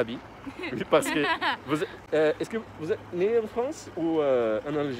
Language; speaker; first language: French; non-native, fluent; Portuguese